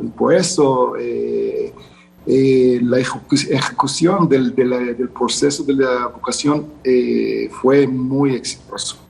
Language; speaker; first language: Spanish; non-native, fluent; Hebrew